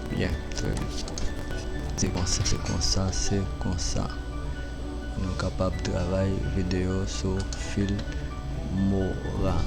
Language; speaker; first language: French; non-native, learner; Haitian Creole